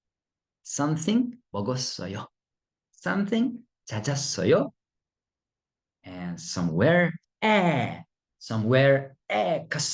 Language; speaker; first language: Korean; non-native, fluent; Russian